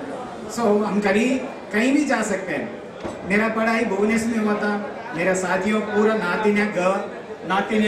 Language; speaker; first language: Hindi; non-native, local second language; Telugu